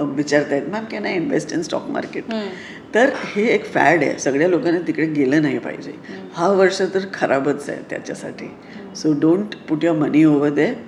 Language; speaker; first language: Marathi; non-native, local second language; Sindhi